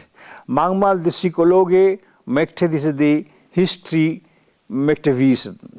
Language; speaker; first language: German; non-native, learner; Bangla